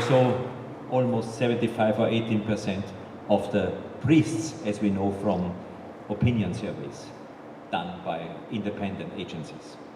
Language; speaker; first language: English; non-native, fluent; German